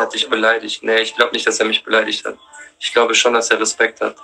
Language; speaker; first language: German; native; German